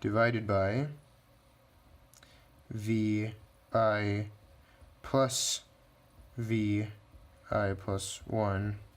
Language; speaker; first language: English; native; English